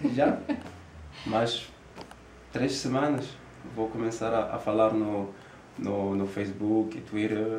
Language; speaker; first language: Spanish; non-native, learner; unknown